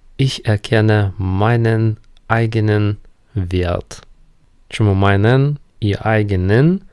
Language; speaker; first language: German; non-native, fluent; Ukrainian